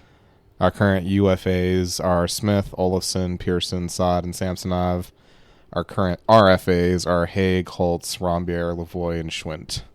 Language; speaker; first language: English; native; English